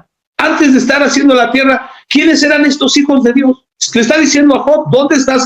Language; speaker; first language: Spanish; native; Spanish